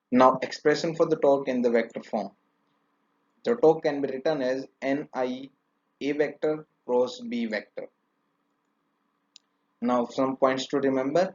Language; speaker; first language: English; non-native, local second language; Hindi